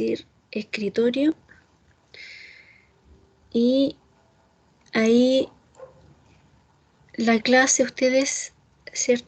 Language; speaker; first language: Spanish; native; Spanish